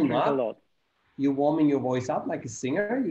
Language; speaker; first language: English; non-native, fluent; German